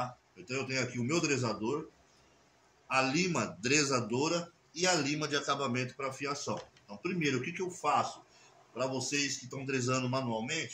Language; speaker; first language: Portuguese; native; Portuguese